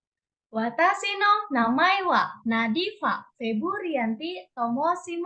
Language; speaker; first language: Japanese; non-native, learner; Indonesian